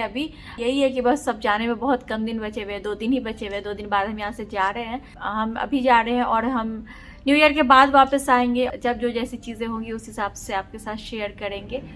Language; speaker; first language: Hindi; native; Hindi